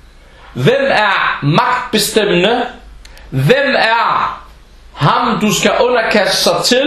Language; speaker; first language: Danish; early bilingual, other home language; Arabic